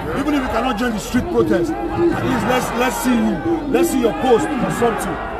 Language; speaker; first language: English; non-native, local second language; Bini